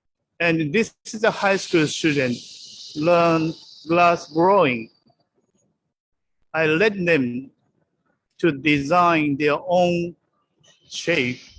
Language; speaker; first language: English; non-native, learner; Japanese